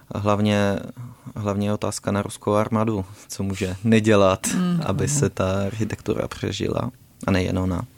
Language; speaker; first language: Czech; non-native, fluent; Ukrainian